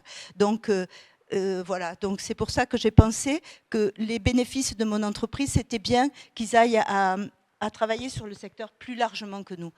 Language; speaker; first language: French; native; French